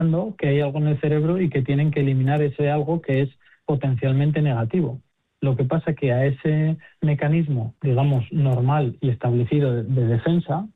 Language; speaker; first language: Spanish; native; Spanish